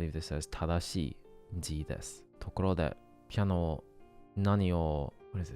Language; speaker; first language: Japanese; non-native, learner; English